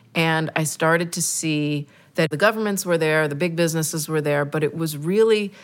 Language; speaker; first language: English; native; English